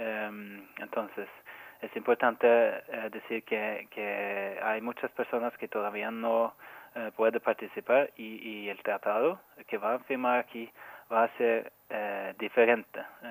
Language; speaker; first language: Spanish; non-native, fluent; Norwegian